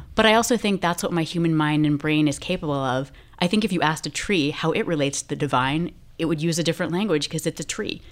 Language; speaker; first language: English; native; English